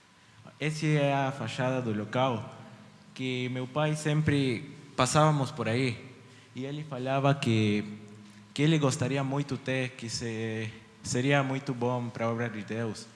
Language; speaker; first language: Portuguese; early bilingual, heritage; Portuguese